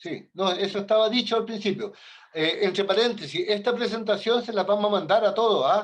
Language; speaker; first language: Spanish; native; Spanish